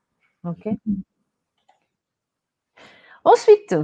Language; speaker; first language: French; non-native, fluent; Portuguese